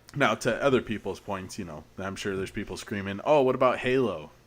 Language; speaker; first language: English; native; English